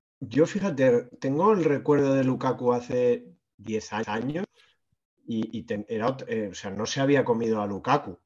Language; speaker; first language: Spanish; native; Spanish